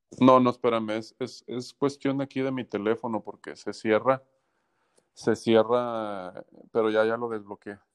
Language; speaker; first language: Spanish; native; Spanish